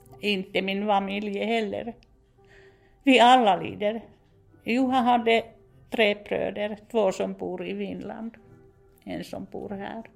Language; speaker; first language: Swedish; non-native, fluent; Finnish